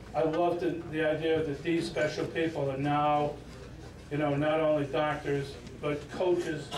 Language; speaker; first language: English; native; English